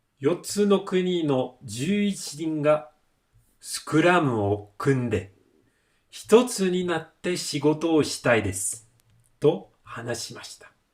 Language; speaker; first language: Japanese; non-native, fluent; French